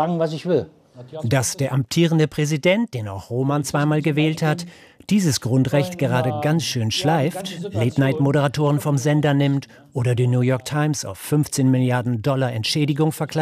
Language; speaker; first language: German; native; German